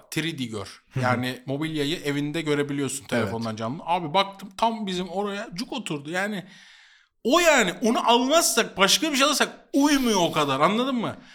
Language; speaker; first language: Turkish; native; Turkish